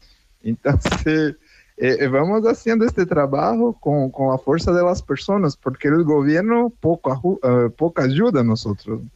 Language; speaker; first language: Spanish; non-native, fluent; Portuguese